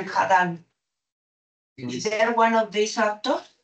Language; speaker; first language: English; non-native, learner; Spanish